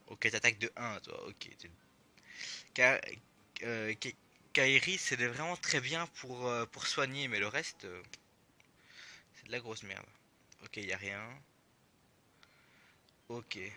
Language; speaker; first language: French; native; French